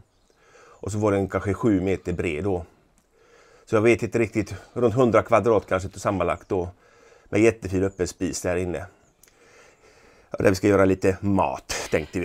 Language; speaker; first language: Swedish; native; Swedish